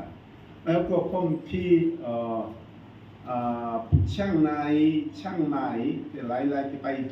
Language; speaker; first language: Thai; non-native, learner; Korean